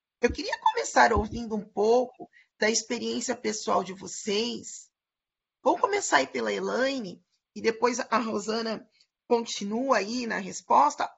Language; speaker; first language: Portuguese; native; Portuguese